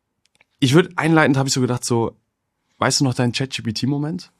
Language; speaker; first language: German; native; German